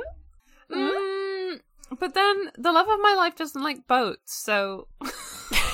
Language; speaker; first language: English; native; English